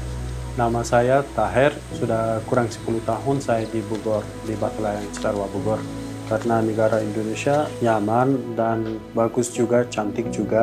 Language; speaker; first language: Indonesian; non-native, learner; Persian